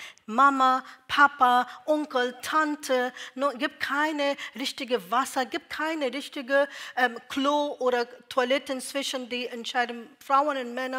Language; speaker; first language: German; non-native, learner; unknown